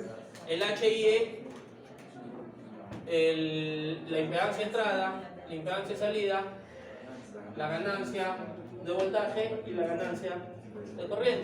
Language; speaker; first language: Spanish; native; Spanish